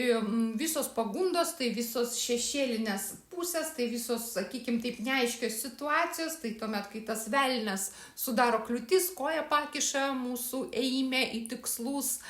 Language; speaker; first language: Lithuanian; native; Lithuanian